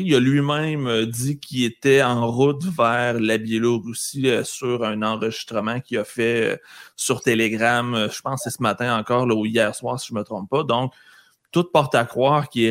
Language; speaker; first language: French; native; French